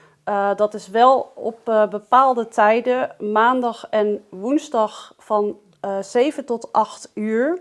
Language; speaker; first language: Dutch; native; Dutch